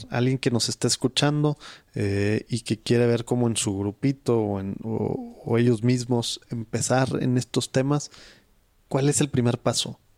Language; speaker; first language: Spanish; native; Spanish